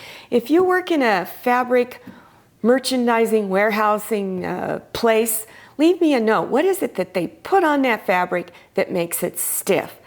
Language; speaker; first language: English; native; English